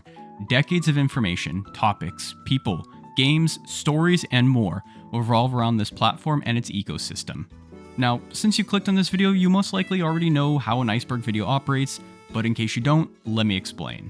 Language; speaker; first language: English; native; English